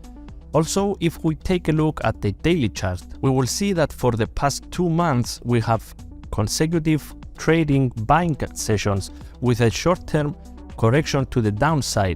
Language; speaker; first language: English; non-native, fluent; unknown